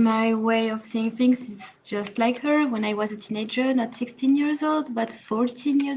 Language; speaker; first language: English; non-native, learner; French